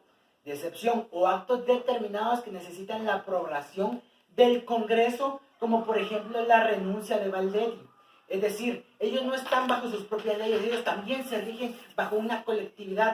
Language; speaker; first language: Spanish; native; Spanish